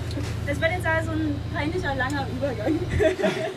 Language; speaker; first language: German; native; German